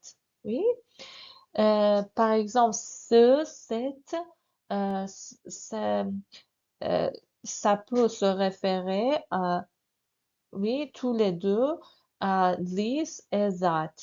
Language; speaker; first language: French; non-native, fluent; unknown